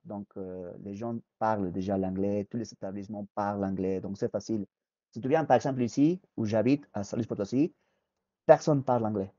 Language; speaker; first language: French; non-native, fluent; Spanish